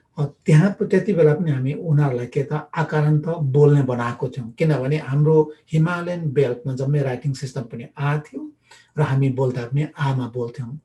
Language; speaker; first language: Nepali; non-native, local second language; Limbu